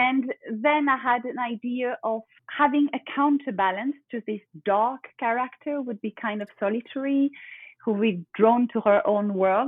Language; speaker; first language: English; non-native, fluent; French